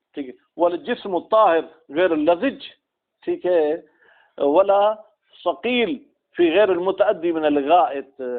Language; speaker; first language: Urdu; non-native, local second language; Sindhi